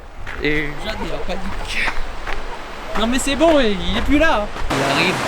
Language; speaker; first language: French; native; French